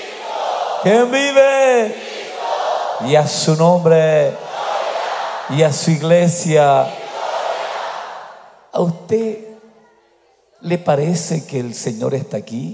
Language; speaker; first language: Spanish; native; Spanish